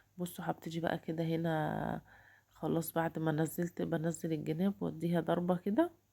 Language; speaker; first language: Egyptian Arabic; native; Egyptian Arabic